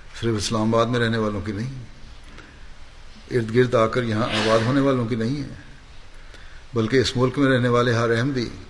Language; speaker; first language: Urdu; native; Urdu